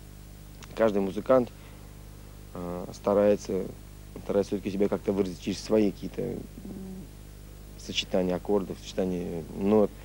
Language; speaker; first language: Russian; native; Russian